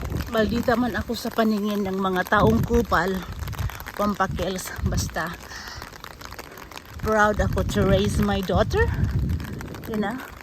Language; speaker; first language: Filipino; native; Filipino